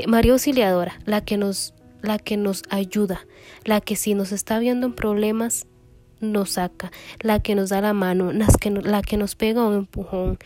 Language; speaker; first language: Spanish; native; Spanish